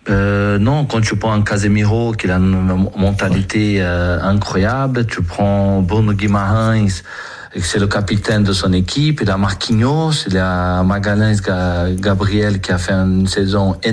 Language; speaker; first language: French; non-native, fluent; Portuguese